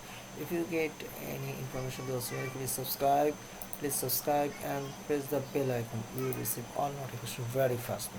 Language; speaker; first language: English; non-native, local second language; Bangla